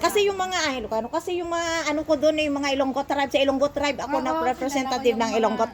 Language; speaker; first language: Filipino; native; Filipino